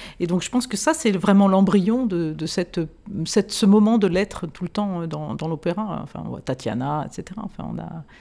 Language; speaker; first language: French; native; French